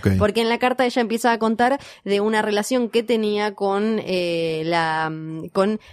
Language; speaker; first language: Spanish; native; Spanish